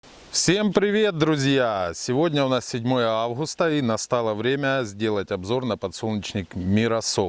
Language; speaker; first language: Russian; native; Russian